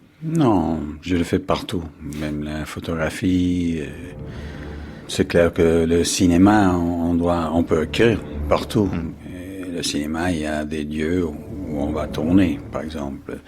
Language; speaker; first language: French; non-native, fluent; English